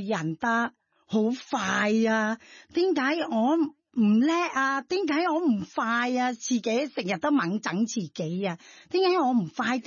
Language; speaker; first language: Cantonese; non-native, learner; Thai